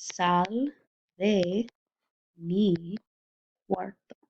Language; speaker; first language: Spanish; non-native, fluent; English